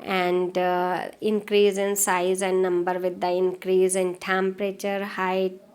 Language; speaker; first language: English; non-native, local second language; Punjabi